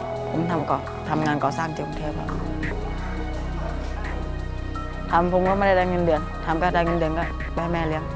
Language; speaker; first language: Thai; non-native, fluent; Khmer